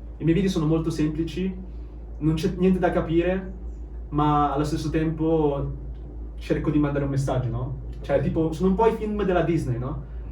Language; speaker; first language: Italian; early bilingual, other home language; Chinese